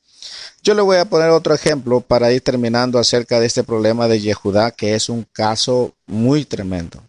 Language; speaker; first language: Spanish; native; Spanish